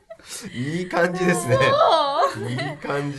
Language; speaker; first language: Japanese; native; Japanese